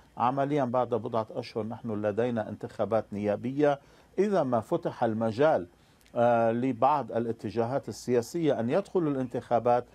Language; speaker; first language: Arabic; non-native, fluent; Persian